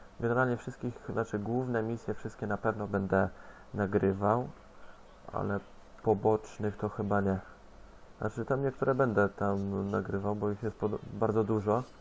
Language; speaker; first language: Polish; native; Polish